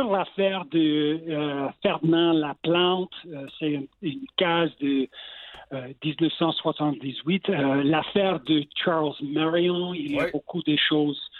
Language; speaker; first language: French; non-native, local second language; English